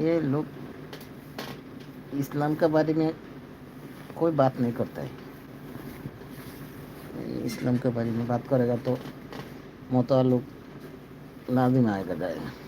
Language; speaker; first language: Hindi; non-native, learner; Bangla